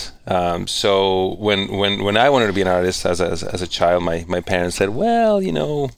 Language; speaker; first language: English; non-native, fluent; Spanish